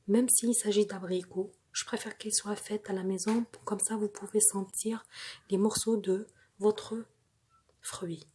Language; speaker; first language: French; non-native, local second language; Arabic